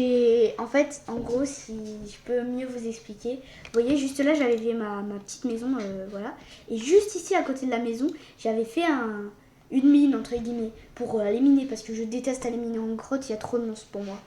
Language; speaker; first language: French; native; French